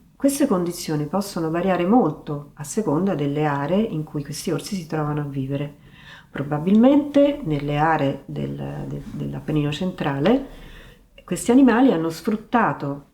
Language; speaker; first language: Italian; native; Italian